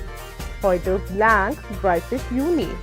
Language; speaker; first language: German; non-native, fluent; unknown